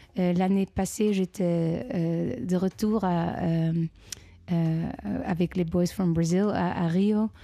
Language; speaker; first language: French; non-native, fluent; Dutch